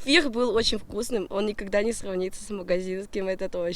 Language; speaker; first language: Russian; native; Russian